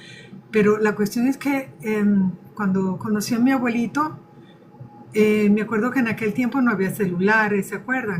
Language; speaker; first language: Spanish; early bilingual, other home language; Portuguese